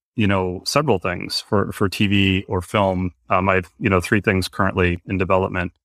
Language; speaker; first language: English; native; English